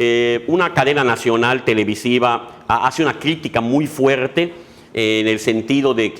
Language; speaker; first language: Spanish; native; Spanish